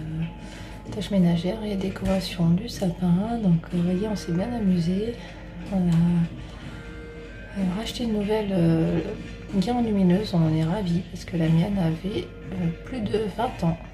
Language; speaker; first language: French; native; French